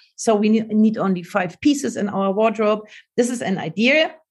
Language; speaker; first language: English; non-native, learner; German